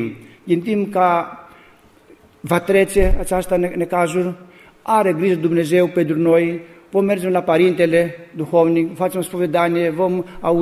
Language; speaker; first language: Romanian; non-native, learner; Greek